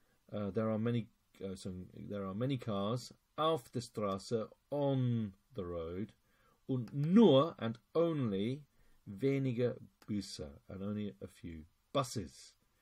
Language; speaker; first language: English; native; English